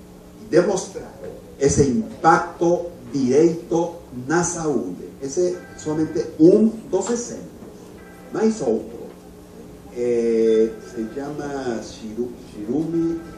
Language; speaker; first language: Portuguese; non-native, learner; Spanish